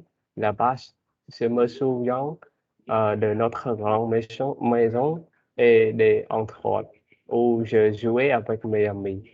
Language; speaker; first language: French; non-native, learner; Khmer